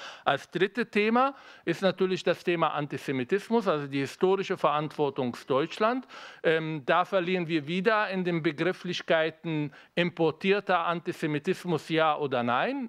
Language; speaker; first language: German; non-native, fluent; Arabic